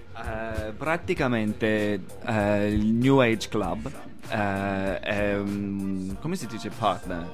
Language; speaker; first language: Italian; non-native, fluent; English